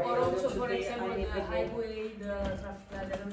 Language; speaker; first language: English; non-native, learner; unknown